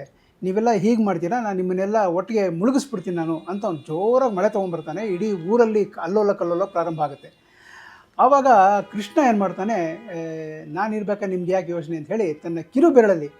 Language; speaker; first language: Kannada; native; Kannada